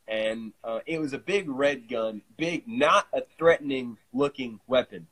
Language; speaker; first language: English; native; English